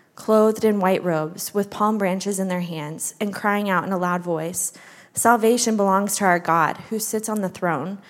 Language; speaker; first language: English; native; English